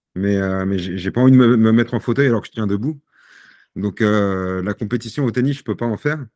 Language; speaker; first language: French; native; French